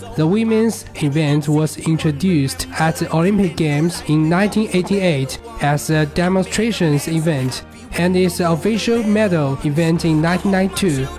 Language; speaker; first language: English; non-native, fluent; Chinese